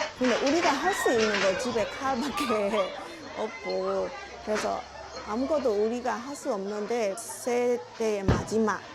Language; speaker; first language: Korean; non-native, learner; Burmese